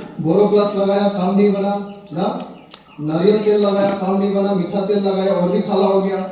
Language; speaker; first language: Hindi; non-native, local second language; Nepali